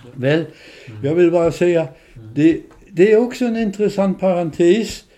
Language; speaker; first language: Swedish; non-native, fluent; German